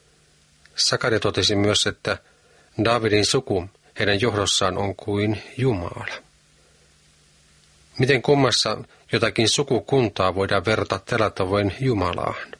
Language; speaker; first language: Finnish; native; Finnish